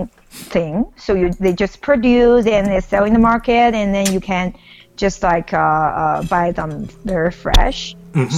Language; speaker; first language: English; non-native, fluent; Chinese